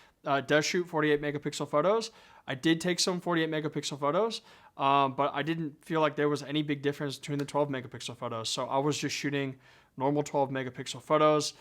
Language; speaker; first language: English; native; English